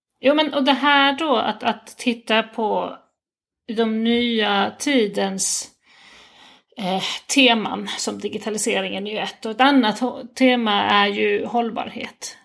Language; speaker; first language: Swedish; native; Swedish